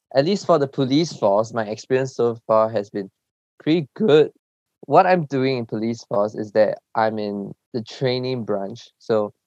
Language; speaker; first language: English; early bilingual, other home language; Chinese